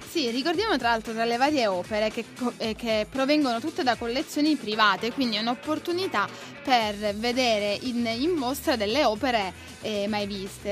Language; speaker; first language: Italian; native; Italian